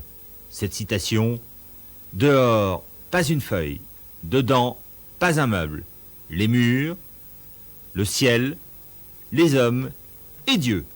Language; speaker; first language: French; native; French